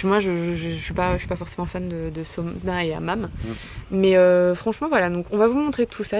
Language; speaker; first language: French; native; French